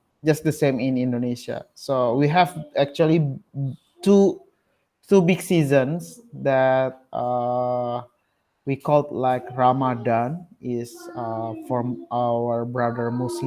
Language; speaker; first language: English; non-native, learner; Indonesian